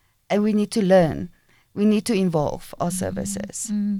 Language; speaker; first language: English; non-native, local second language; Afrikaans